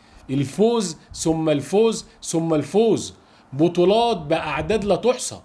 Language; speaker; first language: Arabic; native; Arabic